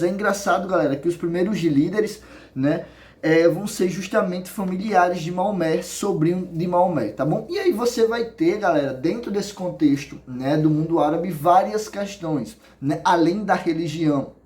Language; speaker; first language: Portuguese; native; Portuguese